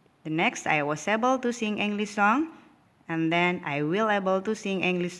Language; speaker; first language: English; non-native, local second language; Indonesian